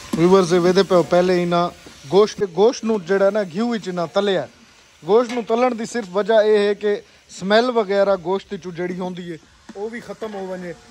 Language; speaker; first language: Urdu; non-native, local second language; Punjabi